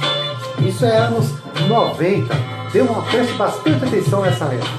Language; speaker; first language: Portuguese; native; Portuguese